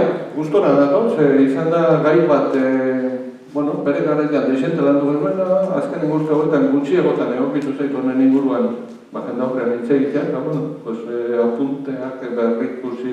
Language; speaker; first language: Basque; native; Basque